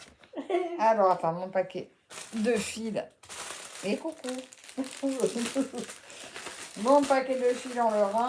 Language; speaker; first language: French; native; French